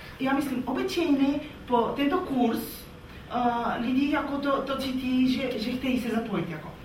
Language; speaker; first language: Czech; non-native, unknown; Bulgarian